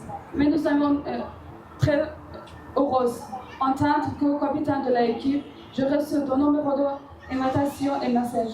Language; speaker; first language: French; non-native, learner; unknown